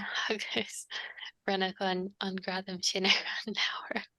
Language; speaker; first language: Irish; native; Irish